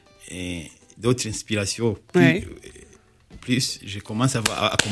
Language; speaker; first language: French; non-native, local second language; Kinyarwanda